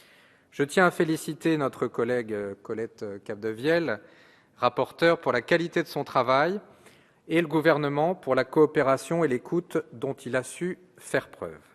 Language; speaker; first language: French; native; French